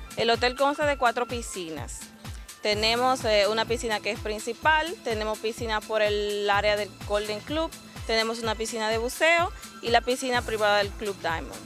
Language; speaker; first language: Spanish; native; Spanish